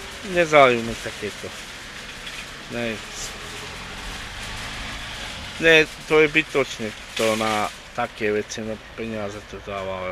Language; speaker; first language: Slovak; non-native, learner; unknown